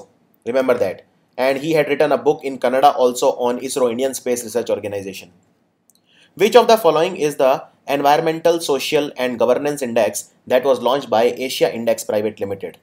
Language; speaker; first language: English; non-native, local second language; Hindi